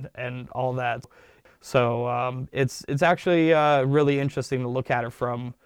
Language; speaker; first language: English; early bilingual, other home language; Turkish